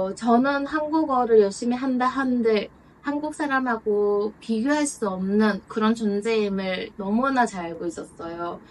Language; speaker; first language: Korean; non-native, fluent; Mongolian